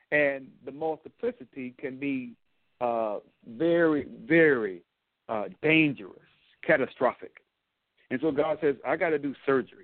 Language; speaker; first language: English; native; English